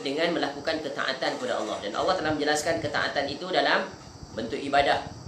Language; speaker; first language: Malay; native; Malay